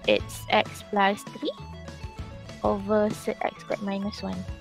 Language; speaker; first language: English; non-native, local second language; Malay